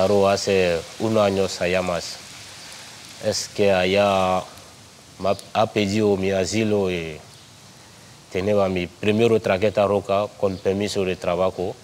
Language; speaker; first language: Spanish; non-native, learner; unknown